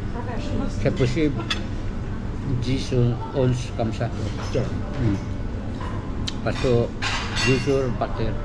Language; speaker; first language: French; non-native, learner; Filipino